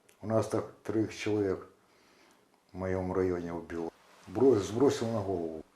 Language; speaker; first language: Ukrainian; non-native, local second language; Russian